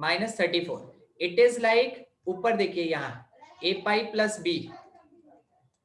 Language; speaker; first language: Hindi; native; Hindi